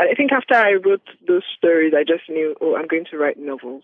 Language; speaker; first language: English; non-native, local second language; Yoruba